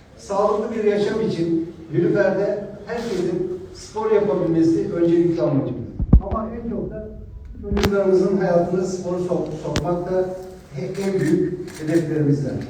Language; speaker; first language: Turkish; native; Turkish